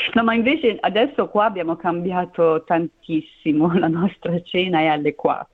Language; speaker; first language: Italian; native; Italian